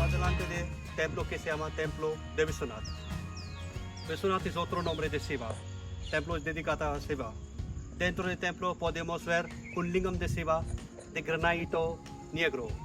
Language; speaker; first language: Spanish; non-native, learner; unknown